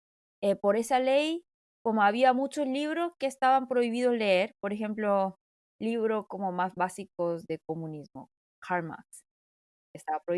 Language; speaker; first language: Spanish; non-native, fluent; Korean